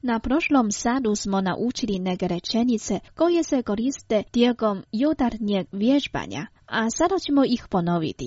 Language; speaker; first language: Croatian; non-native, fluent; Chinese